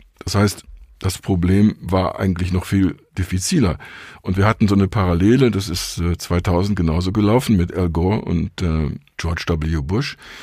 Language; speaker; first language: German; native; German